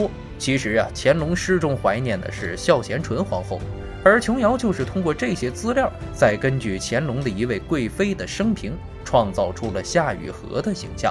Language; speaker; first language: Chinese; native; Chinese